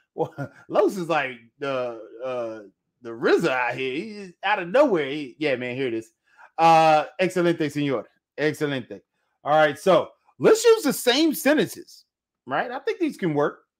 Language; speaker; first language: English; native; English